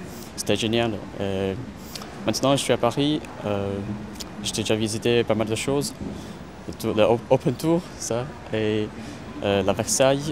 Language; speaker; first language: French; non-native, fluent; Chinese